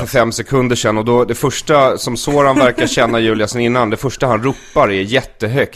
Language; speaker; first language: Swedish; native; Swedish